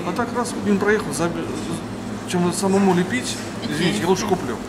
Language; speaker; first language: Russian; native; Russian